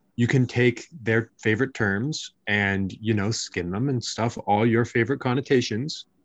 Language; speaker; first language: English; native; English